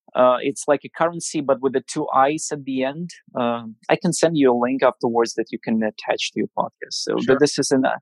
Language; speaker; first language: English; non-native, fluent; Russian